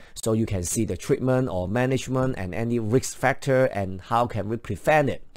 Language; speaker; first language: English; non-native, local second language; Cantonese